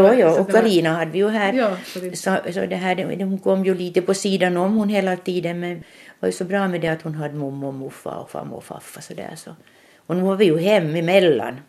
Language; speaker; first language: Swedish; native; Swedish